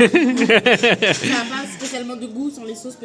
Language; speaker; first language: French; native; French